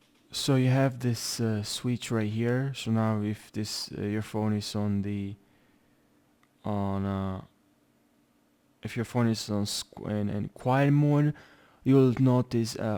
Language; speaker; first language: English; non-native, fluent; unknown